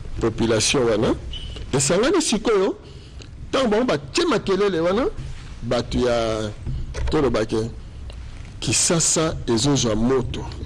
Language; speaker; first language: Lingala; native; Lingala